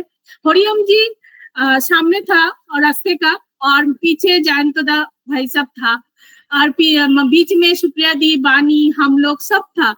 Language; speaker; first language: Hindi; non-native, local second language; Bangla